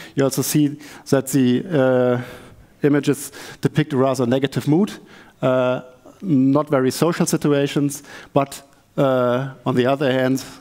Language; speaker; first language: English; non-native, fluent; German